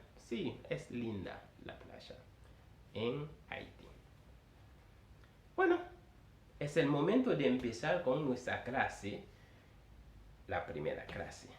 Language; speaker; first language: Spanish; non-native, fluent; Haitian Creole